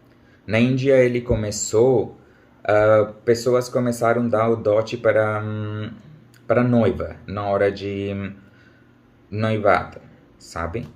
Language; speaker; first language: Portuguese; non-native, learner; Urdu